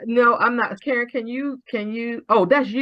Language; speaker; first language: English; native; English